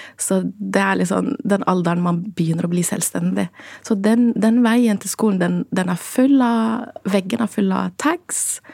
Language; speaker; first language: Norwegian; non-native, fluent; Arabic